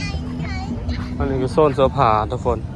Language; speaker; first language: Thai; non-native, local second language; Northeastern Thai